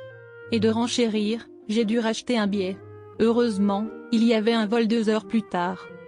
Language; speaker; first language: French; native; French